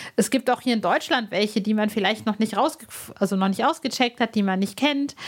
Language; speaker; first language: German; early bilingual, other home language; Arabic